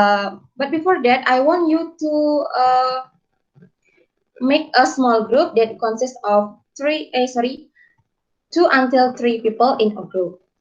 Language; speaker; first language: English; non-native, learner; Indonesian